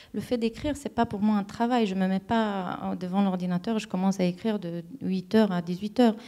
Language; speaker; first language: French; non-native, fluent; Romanian